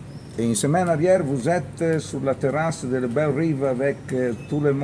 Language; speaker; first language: French; non-native, learner; Italian